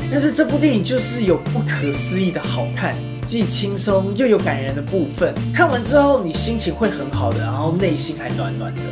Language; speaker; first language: Chinese; native; Chinese